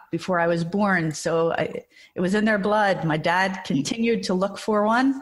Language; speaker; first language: English; native; English